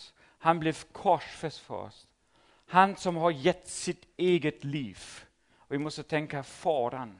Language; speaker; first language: Swedish; non-native, fluent; German